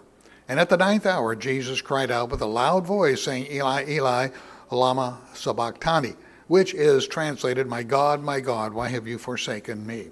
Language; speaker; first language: English; native; English